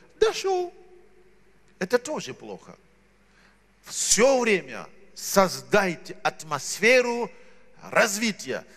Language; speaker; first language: Russian; non-native, fluent; Shona